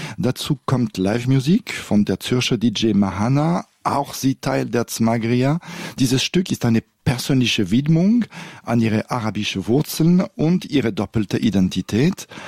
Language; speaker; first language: German; non-native, local second language; French